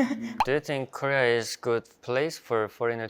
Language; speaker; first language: English; non-native, learner; Korean